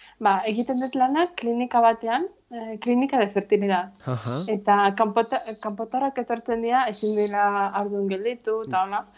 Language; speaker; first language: Basque; non-native, fluent; Ukrainian